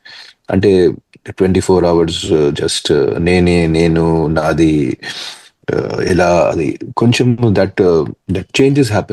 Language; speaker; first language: Telugu; non-native, fluent; Hindi